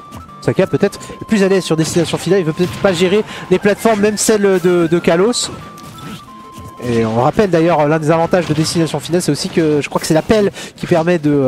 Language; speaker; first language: French; native; French